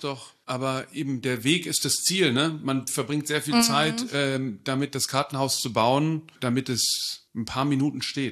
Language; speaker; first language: German; native; German